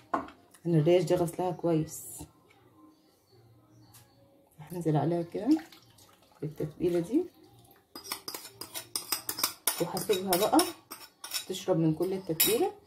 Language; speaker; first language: Arabic; native; Arabic